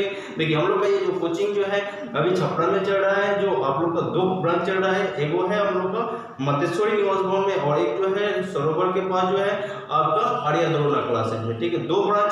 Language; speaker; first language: Hindi; native; Hindi